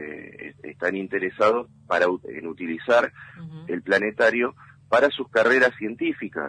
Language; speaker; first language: Spanish; native; Spanish